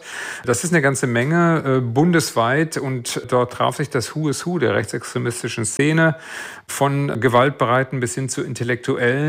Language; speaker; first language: German; native; German